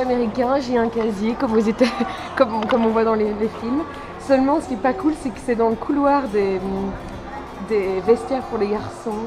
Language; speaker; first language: French; native; French